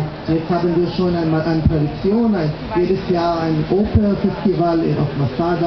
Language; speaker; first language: German; non-native, fluent; Hebrew